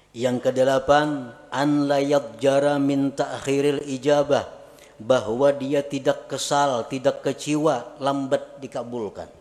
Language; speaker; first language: Indonesian; non-native, local second language; Banjar